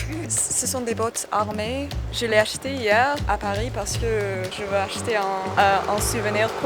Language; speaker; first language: French; non-native, learner; English